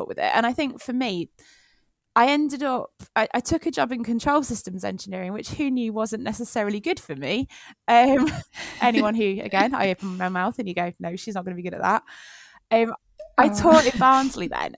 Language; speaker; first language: English; native; English